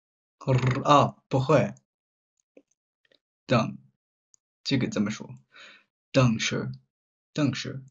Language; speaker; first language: Chinese; non-native, learner; Japanese